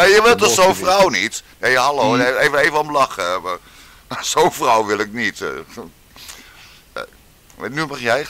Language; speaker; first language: Dutch; native; Dutch